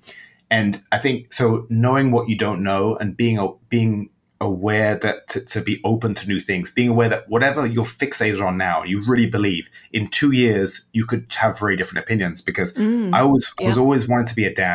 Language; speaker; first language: English; native; English